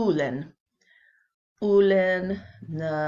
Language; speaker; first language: Albanian; non-native, learner; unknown